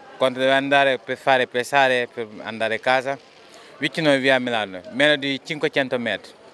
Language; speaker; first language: Italian; non-native, learner; Wolof